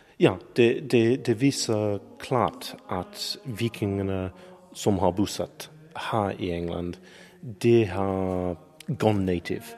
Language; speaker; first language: Norwegian; non-native, learner; English